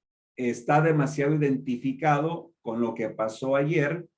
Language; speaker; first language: Spanish; native; Spanish